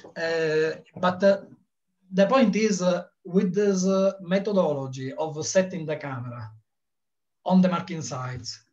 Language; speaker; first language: English; non-native, learner; Italian